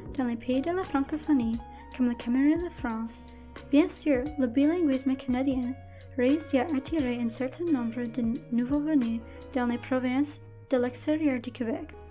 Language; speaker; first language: French; non-native, local second language; English